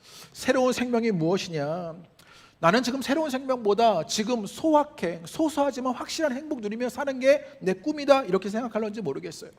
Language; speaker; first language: Korean; native; Korean